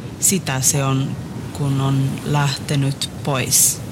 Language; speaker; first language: Finnish; non-native, learner; Italian